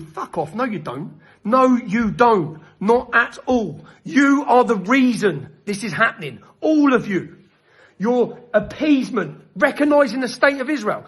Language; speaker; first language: English; native; English